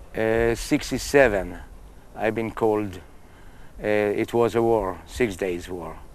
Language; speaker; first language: English; non-native, fluent; Hebrew